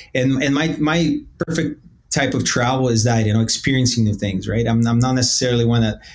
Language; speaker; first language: English; early bilingual, other home language; Portuguese